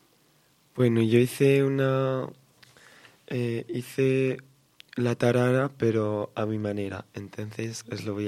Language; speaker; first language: Spanish; early bilingual, heritage; Spanish